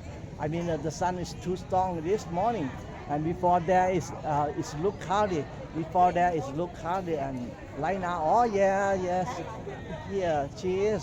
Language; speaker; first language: English; non-native, learner; Thai